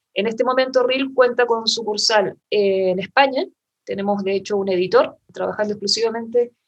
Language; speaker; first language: Spanish; native; Spanish